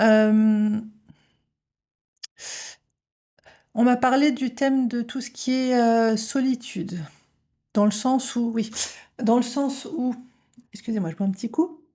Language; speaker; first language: French; native; French